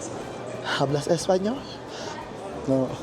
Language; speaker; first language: Spanish; non-native, learner; Filipino